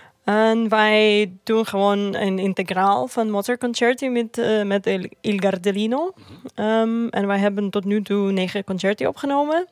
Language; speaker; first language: Dutch; non-native, fluent; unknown